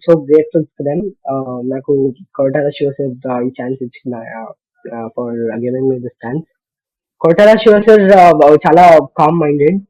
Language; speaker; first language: Telugu; non-native, learner; Kannada